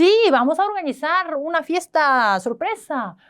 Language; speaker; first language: Spanish; non-native, fluent; Korean